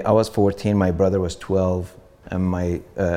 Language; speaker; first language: English; non-native, fluent; Persian